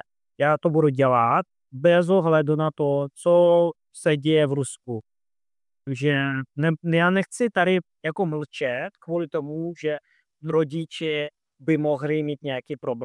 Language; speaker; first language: Czech; non-native, fluent; Russian